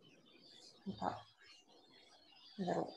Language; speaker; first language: Japanese; native; Japanese